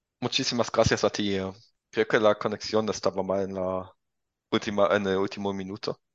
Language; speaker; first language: Spanish; non-native, learner; German